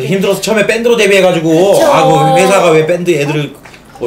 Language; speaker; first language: Korean; native; Korean